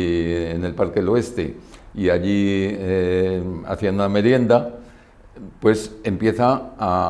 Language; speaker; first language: Spanish; native; Spanish